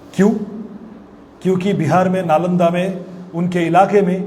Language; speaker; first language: Hindi; non-native, local second language; Bangla